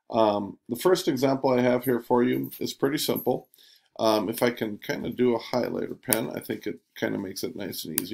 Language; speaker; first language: English; native; English